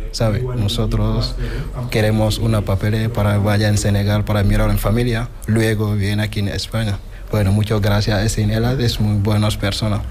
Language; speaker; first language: Spanish; non-native, learner; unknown